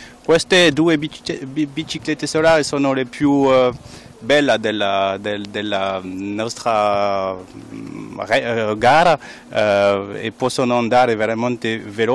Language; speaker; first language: Italian; non-native, fluent; French